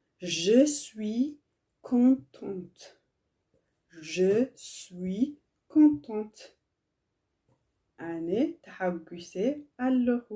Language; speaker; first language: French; non-native, learner; Tigrinya